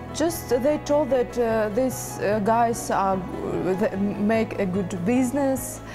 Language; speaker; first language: English; non-native, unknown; Russian